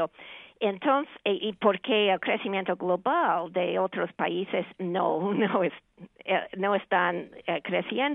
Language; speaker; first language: Spanish; non-native, fluent; English